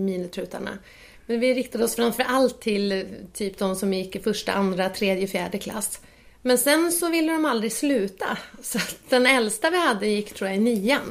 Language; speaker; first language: Swedish; native; Swedish